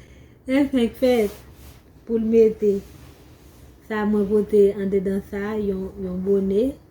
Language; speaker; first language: French; non-native, learner; Haitian Creole